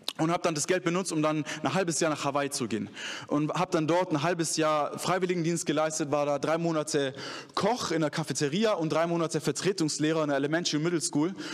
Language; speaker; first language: German; early bilingual, other home language; Arabic